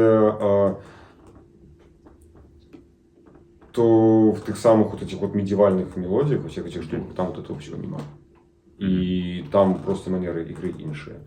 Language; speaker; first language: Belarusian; non-native, local second language; Russian